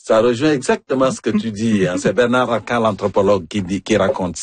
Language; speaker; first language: French; non-native, local second language; Wolof